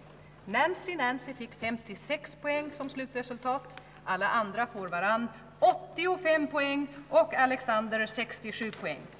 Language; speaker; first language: Swedish; native; Swedish